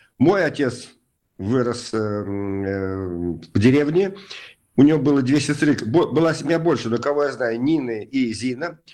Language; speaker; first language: Russian; native; Russian